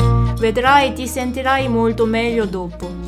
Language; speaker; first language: Italian; non-native, fluent; Korean